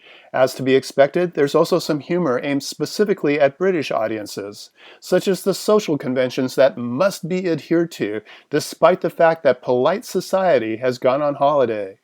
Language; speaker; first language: English; native; English